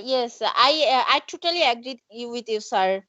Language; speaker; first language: English; non-native, learner; Bangla